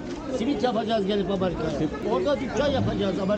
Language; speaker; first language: Turkish; native; Turkish